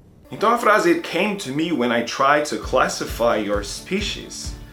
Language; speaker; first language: English; non-native, fluent; Portuguese